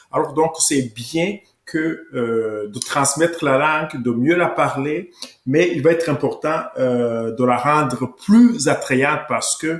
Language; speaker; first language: French; non-native, local second language; Kinyarwanda